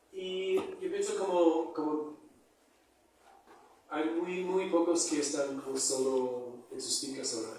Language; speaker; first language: Spanish; non-native, fluent; English